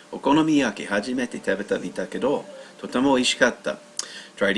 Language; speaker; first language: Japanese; non-native, learner; English